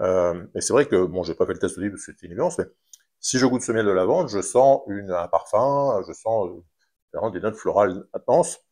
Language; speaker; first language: French; native; French